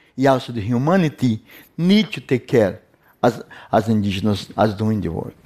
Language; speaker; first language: English; non-native, learner; Portuguese